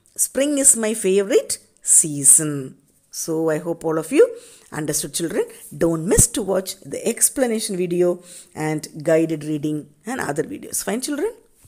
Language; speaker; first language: English; non-native, local second language; Tamil